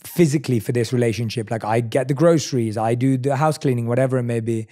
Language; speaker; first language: English; native; English